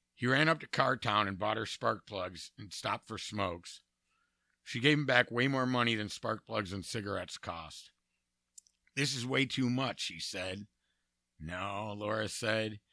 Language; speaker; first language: English; native; English